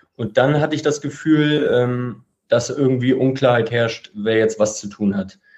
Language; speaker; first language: German; native; German